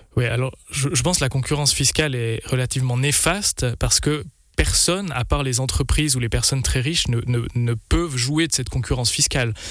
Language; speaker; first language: French; native; French